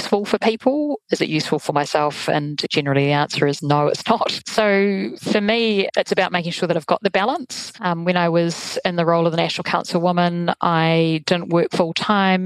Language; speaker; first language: English; native; English